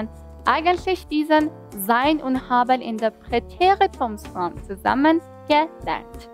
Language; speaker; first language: German; non-native, fluent; Persian